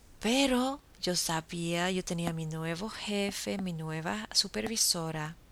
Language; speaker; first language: Spanish; non-native, fluent; English